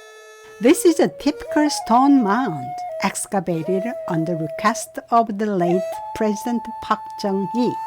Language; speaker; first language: English; non-native, fluent; Korean